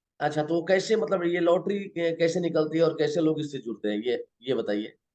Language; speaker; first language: Hindi; native; Hindi